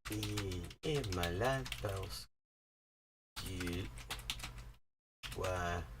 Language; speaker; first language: French; non-native, learner; English